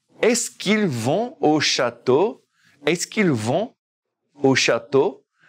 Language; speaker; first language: French; non-native, fluent; English